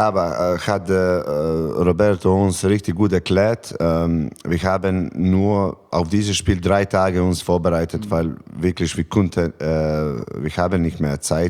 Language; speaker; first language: German; non-native, learner; Serbian